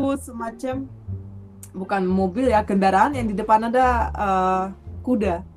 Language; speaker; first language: Indonesian; non-native, fluent; Russian